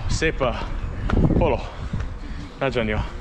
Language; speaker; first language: Hungarian; non-native, learner; English